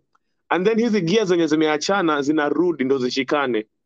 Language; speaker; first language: English; non-native, local second language; Swahili